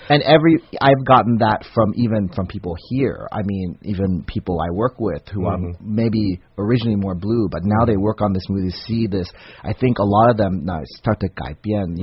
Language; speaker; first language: English; native; English